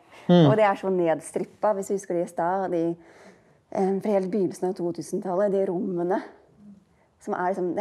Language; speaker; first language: Norwegian; native; Norwegian